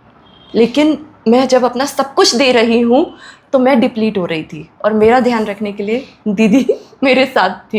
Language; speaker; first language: Hindi; native; Hindi